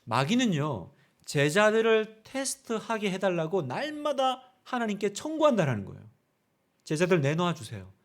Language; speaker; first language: Korean; native; Korean